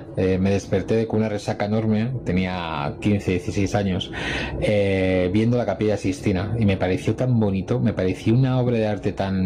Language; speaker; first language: Spanish; native; Spanish